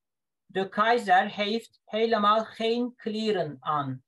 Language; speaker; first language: Dutch; non-native, fluent; Turkish